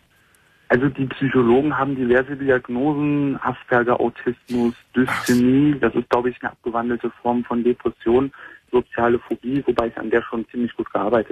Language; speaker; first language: German; native; German